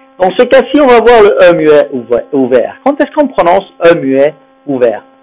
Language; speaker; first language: French; non-native, fluent; Spanish